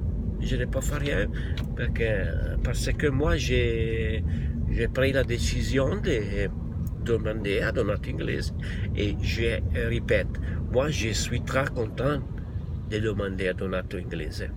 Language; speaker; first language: French; non-native, learner; Italian